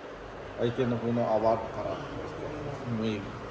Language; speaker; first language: Spanish; non-native, learner; Malayalam